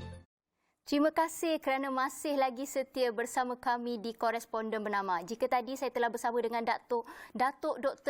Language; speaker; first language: Malay; native; Malay